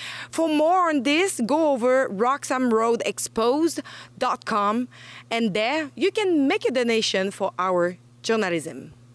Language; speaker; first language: English; non-native, fluent; French